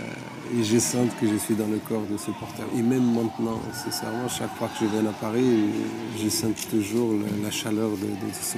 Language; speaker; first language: French; non-native, fluent; Portuguese